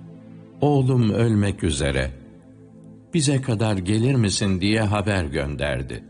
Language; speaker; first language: Turkish; native; Turkish